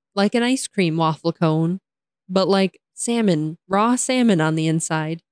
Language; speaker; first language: English; native; English